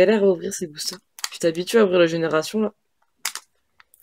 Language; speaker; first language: French; native; French